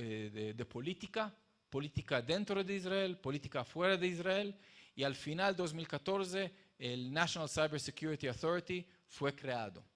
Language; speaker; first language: Spanish; non-native, fluent; Hebrew